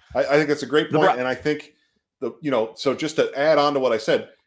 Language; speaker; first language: English; native; English